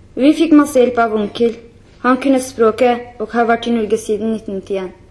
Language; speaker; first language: Norwegian; non-native, fluent; Kurdish